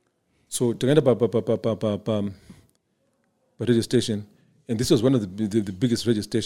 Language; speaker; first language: English; non-native, local second language; Shona